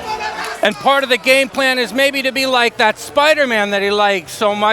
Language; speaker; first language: English; native; English